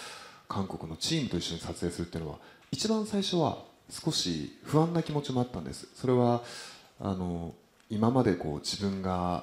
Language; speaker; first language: Japanese; native; Japanese